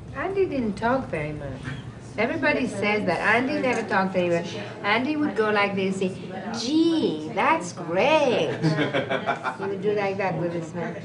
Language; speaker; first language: English; non-native, fluent; French